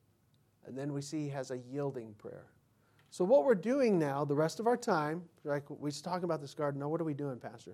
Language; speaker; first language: English; native; English